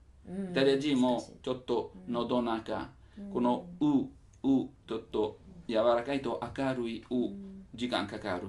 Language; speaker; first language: Japanese; non-native, learner; Italian